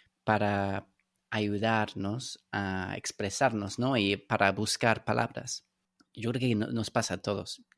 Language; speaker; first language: Spanish; non-native, fluent; English